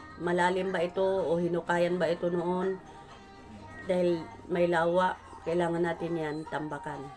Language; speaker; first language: Filipino; non-native, local second language; Cebuano